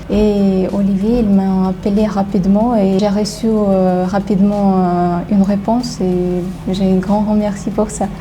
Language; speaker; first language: French; non-native, learner; Ukrainian